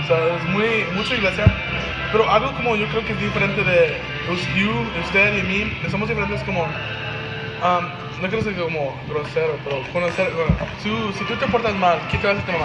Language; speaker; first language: Spanish; early bilingual, heritage; Spanish